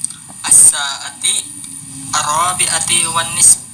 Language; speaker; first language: Arabic; non-native, learner; Indonesian